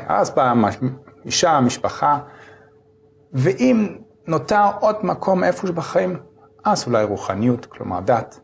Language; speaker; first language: Hebrew; non-native, fluent; German